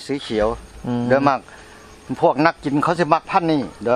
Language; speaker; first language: Thai; non-native, local second language; Northeastern Thai